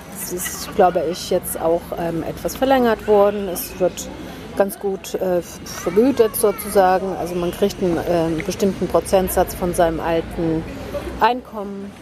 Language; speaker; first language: German; early bilingual, heritage; German